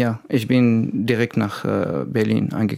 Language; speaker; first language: German; non-native, learner; Arabic